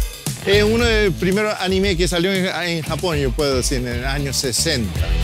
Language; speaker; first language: Spanish; early bilingual, heritage; Spanish